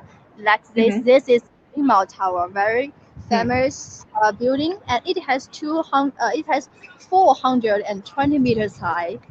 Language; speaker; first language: English; non-native, fluent; Chinese